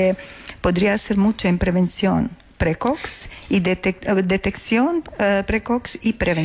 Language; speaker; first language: Spanish; non-native, learner; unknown